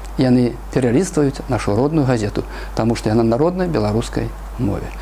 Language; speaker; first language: Belarusian; native; Belarusian